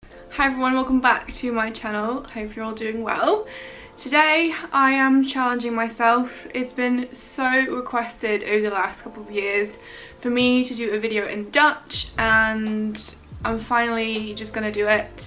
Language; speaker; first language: English; non-native, fluent; Dutch